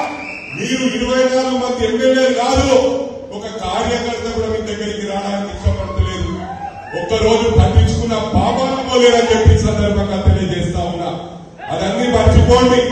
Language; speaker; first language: Telugu; native; Telugu